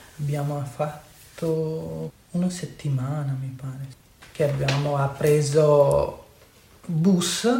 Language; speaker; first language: Italian; non-native, learner; Urdu